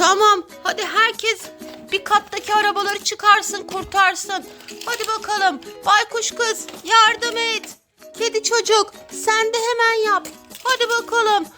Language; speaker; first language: Turkish; native; Turkish